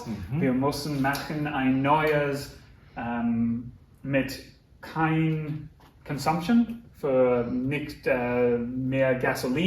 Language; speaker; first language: German; non-native, learner; English